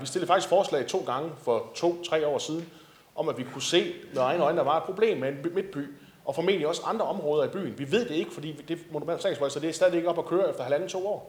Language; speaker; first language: Danish; native; Danish